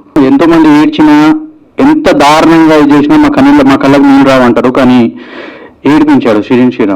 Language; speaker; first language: Telugu; native; Telugu